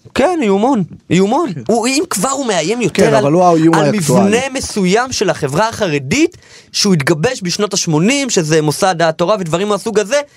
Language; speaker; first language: Hebrew; native; Hebrew